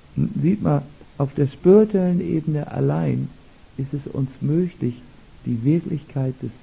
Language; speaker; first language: German; native; German